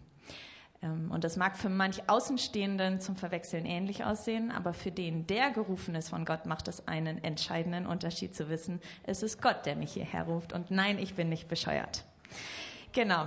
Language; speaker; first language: German; native; German